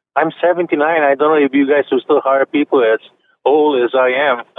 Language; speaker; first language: English; non-native, fluent; Chinese